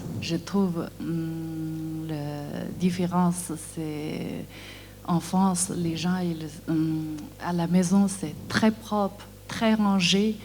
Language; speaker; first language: French; non-native, learner; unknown